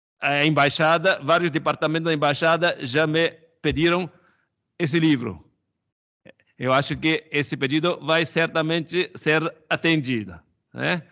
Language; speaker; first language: Portuguese; non-native, fluent; Chinese